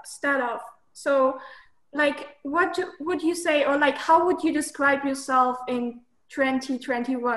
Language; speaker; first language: English; non-native, fluent; German